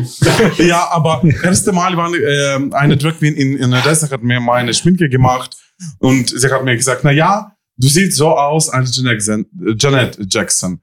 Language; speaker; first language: German; non-native, fluent; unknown